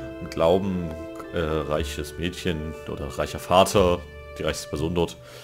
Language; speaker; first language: German; native; German